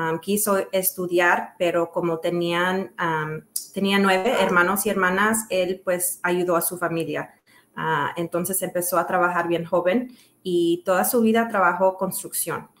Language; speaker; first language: Spanish; early bilingual, other home language; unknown